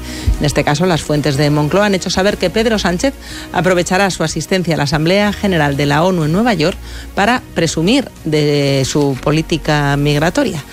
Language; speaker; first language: Spanish; native; Spanish